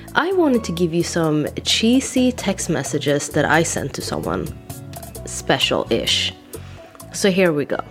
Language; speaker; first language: English; non-native, fluent; Swedish